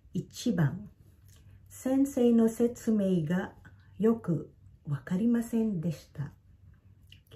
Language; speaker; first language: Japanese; non-native, fluent; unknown